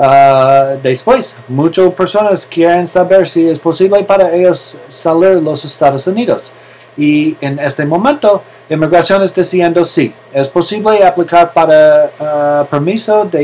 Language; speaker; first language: Spanish; non-native, learner; English